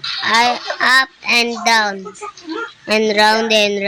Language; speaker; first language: English; non-native, learner; Filipino